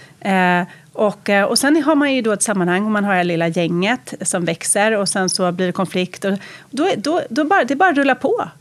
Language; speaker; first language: Swedish; native; Swedish